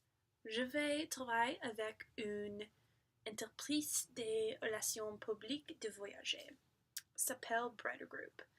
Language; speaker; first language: French; non-native, learner; English